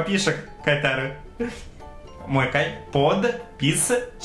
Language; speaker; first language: Japanese; non-native, fluent; Russian